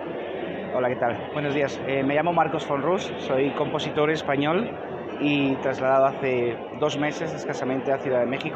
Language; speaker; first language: Spanish; native; Spanish